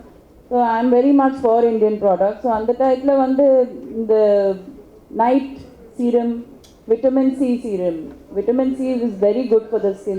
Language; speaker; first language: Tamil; non-native, local second language; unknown